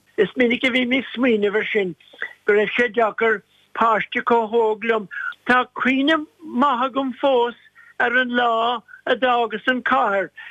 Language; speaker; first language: Irish; native; Irish